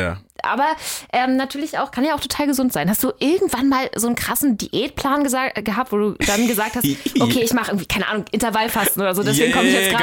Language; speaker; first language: German; native; German